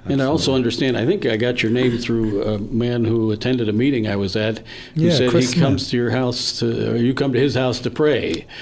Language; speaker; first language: English; native; English